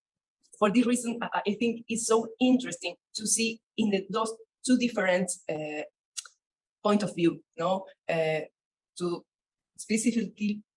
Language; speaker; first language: English; non-native, learner; Spanish